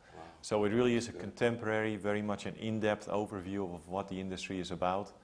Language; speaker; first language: English; non-native, fluent; Dutch